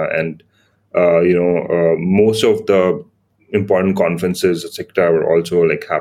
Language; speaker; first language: English; non-native, local second language; Hindi